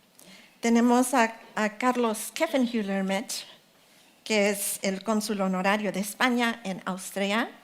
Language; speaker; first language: Spanish; early bilingual, heritage; Spanish